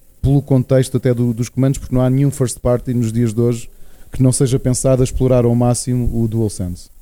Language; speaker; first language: Portuguese; native; Portuguese